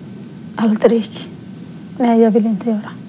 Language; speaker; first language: Swedish; non-native, fluent; Somali